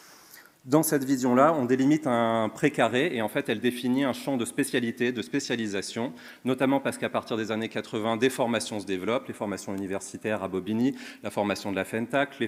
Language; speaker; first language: French; native; French